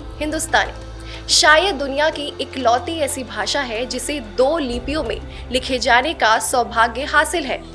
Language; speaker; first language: Hindi; native; Hindi